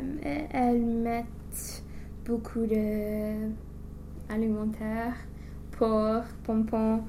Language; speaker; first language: French; non-native, learner; English